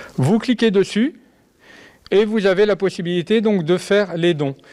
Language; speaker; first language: French; native; French